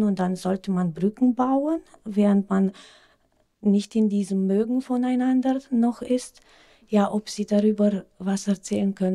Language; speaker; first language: German; non-native, fluent; Romanian